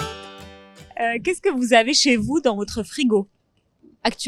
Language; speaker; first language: French; native; French